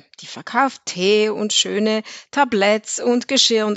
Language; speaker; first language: German; native; German